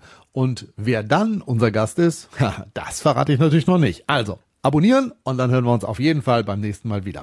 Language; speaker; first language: German; native; German